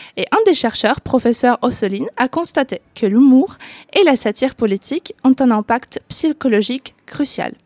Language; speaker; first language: French; non-native, fluent; Ukrainian